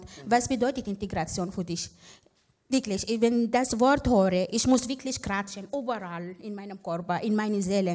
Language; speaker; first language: German; non-native, fluent; Arabic